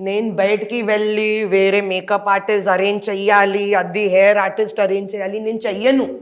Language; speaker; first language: Telugu; non-native, learner; Hindi